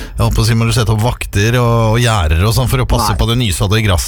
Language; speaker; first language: Norwegian; native; Norwegian